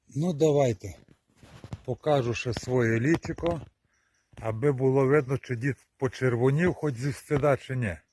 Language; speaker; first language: Ukrainian; native; Ukrainian